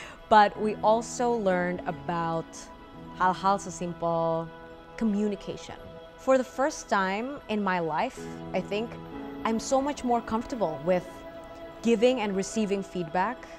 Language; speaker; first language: English; non-native, fluent; Indonesian